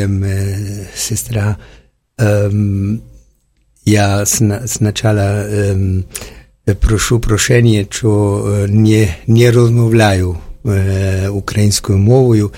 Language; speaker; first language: Ukrainian; non-native, learner; Polish